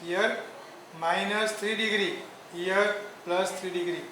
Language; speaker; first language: English; non-native, local second language; Gujarati